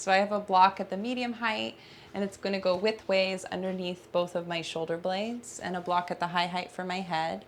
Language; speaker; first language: English; native; English